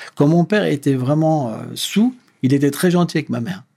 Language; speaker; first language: French; native; French